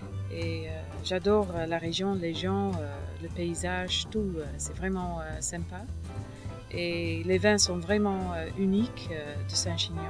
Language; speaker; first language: French; early bilingual, other home language; English